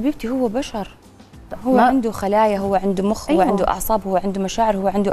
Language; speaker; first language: Arabic; native; Arabic